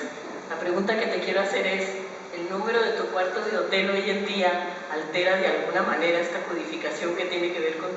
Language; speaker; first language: Spanish; native; Spanish